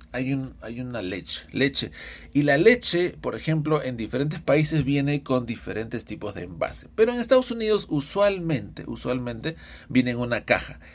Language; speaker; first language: Spanish; early bilingual, heritage; Spanish